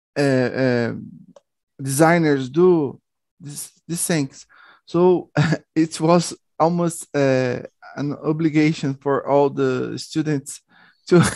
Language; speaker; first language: English; non-native, learner; Portuguese